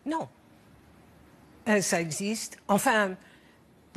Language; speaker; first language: French; non-native, learner; English